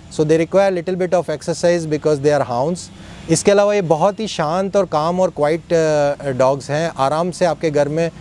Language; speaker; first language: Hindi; native; Hindi